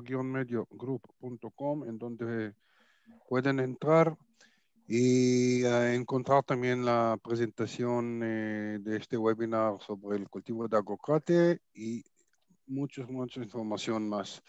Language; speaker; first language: Spanish; non-native, fluent; Hebrew